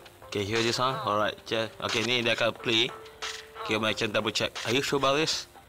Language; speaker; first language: English; non-native, local second language; Malay